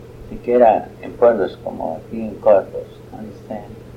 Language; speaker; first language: Spanish; early bilingual, other home language; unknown